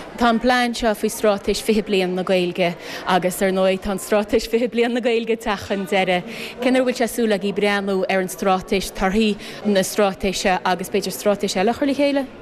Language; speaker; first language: Irish; native; Irish